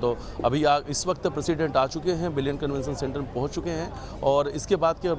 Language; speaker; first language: Hindi; native; Hindi